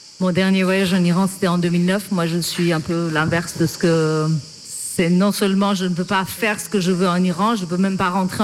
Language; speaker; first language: French; non-native, fluent; Persian